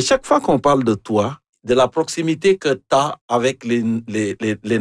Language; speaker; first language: French; native; French